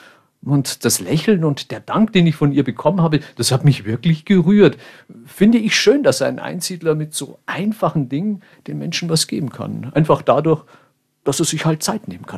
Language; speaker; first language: German; native; German